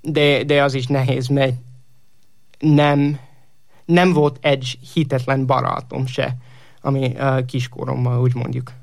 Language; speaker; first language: Hungarian; non-native, learner; English